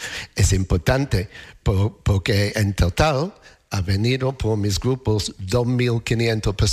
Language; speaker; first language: Spanish; non-native, fluent; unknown